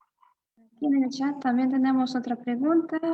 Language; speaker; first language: Spanish; non-native, fluent; Russian